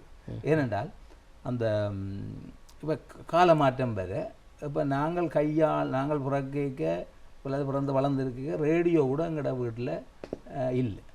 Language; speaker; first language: Tamil; native; Tamil